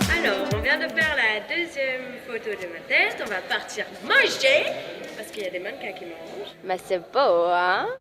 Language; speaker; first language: French; native; French